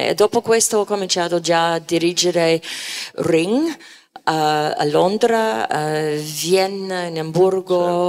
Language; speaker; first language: Italian; non-native, fluent; English